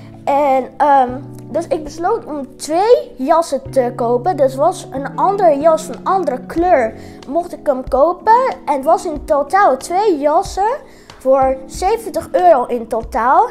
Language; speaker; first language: Dutch; non-native, learner; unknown